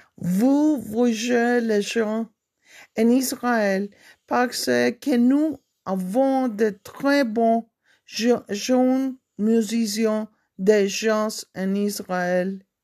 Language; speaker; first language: French; non-native, learner; Spanish